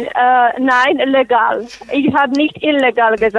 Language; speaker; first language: German; non-native, fluent; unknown